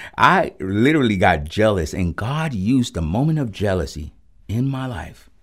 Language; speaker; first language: English; early bilingual, other home language; Spanish